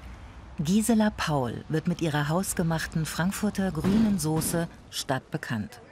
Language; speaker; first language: German; native; German